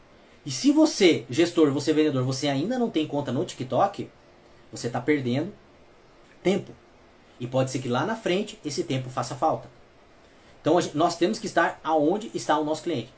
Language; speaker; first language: Portuguese; native; Portuguese